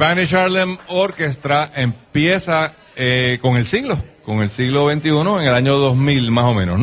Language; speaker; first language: Spanish; native; Spanish